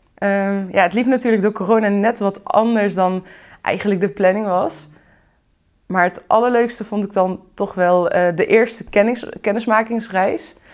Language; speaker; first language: Dutch; early bilingual, other home language; Arabic